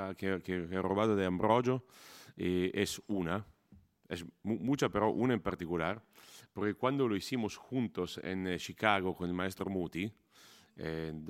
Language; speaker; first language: Spanish; non-native, fluent; Italian